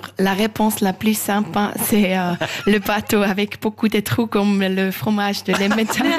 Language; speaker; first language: French; non-native, local second language; Swiss German